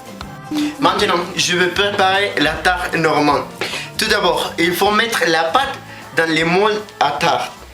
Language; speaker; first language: French; non-native, learner; Spanish